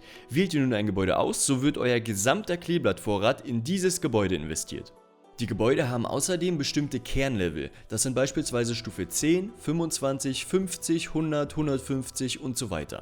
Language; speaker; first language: German; native; German